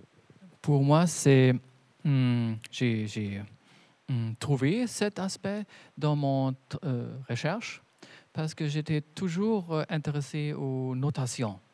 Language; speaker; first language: French; non-native, fluent; German